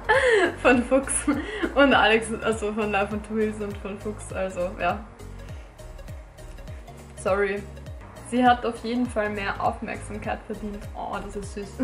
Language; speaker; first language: German; native; German